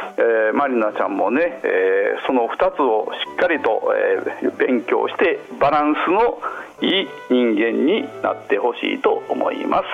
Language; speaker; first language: Japanese; native; Japanese